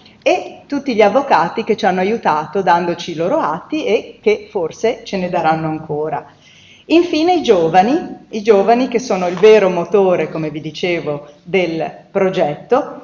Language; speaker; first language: Italian; native; Italian